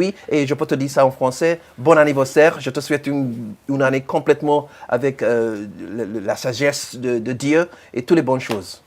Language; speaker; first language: French; non-native, learner; English